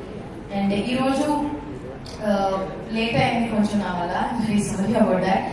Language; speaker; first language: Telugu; non-native, fluent; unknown